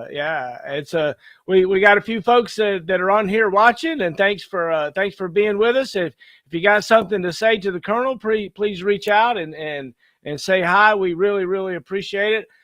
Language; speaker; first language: English; native; English